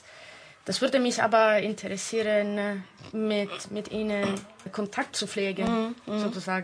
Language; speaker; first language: German; non-native, fluent; Italian